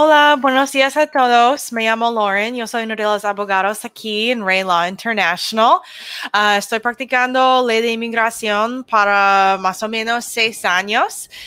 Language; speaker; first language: Spanish; non-native, learner; English